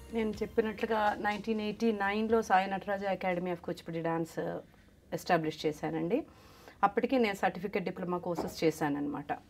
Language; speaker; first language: Telugu; non-native, local second language; Malayalam